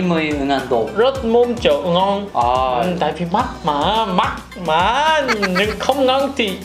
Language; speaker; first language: Vietnamese; non-native, learner; Korean